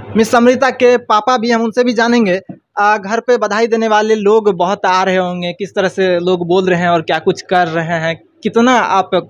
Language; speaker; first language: Hindi; native; Hindi